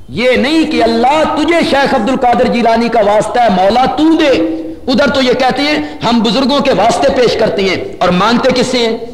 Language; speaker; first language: Urdu; non-native, local second language; Punjabi